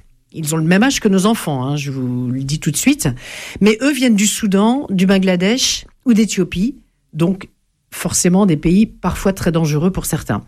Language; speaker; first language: French; native; French